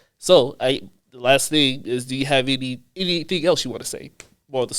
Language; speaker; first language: English; native; English